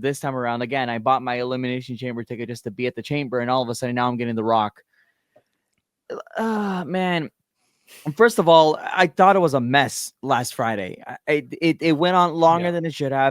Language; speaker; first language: English; native; English